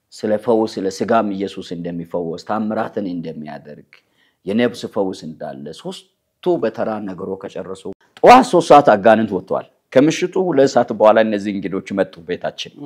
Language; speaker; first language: Amharic; non-native, local second language; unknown